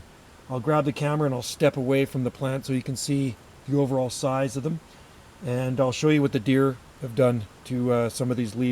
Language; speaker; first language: English; native; English